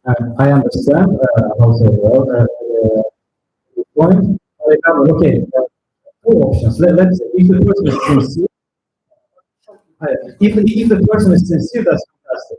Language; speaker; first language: English; non-native, fluent; Russian